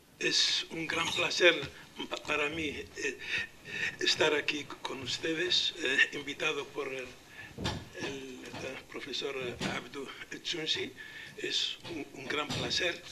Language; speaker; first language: Spanish; non-native, local second language; Arabic